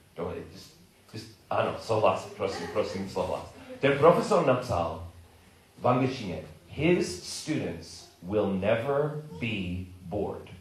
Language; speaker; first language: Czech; non-native, learner; English